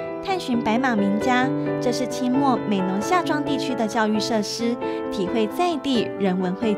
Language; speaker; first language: Chinese; native; Chinese